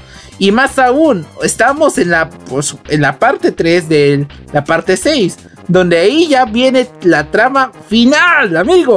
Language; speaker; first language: Spanish; native; Spanish